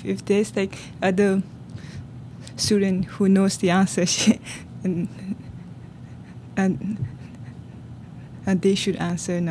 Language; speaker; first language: English; non-native, local second language; Tibetan